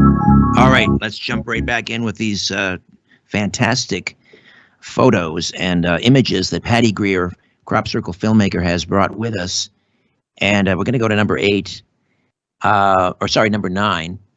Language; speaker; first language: English; native; English